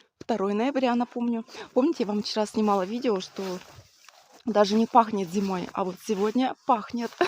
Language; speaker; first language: Russian; native; Russian